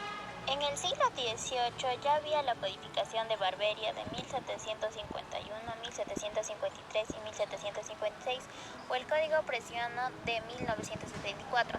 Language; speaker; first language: Spanish; native; Spanish